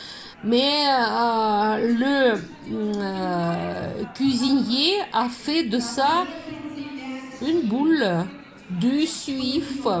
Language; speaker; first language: French; non-native, fluent; Russian